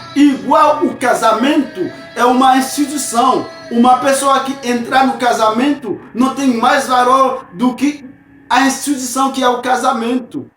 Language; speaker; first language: Portuguese; non-native, fluent; Haitian Creole